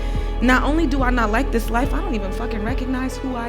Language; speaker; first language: English; native; English